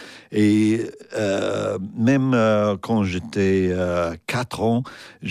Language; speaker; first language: French; non-native, fluent; English